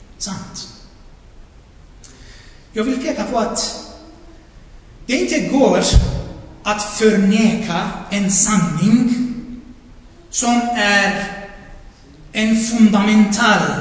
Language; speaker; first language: Swedish; non-native, fluent; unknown